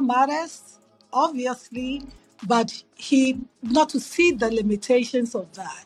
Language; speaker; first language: English; non-native, local second language; Akan